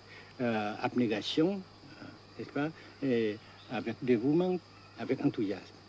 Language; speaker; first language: French; non-native, local second language; Vietnamese